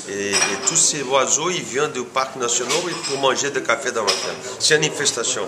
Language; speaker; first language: French; non-native, fluent; Portuguese